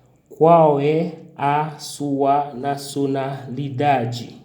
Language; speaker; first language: Portuguese; non-native, fluent; Haitian Creole